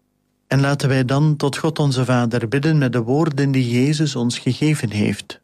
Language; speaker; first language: Dutch; native; Dutch